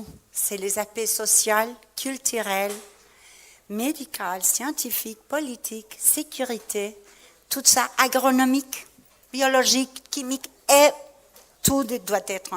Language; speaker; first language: French; non-native, fluent; Spanish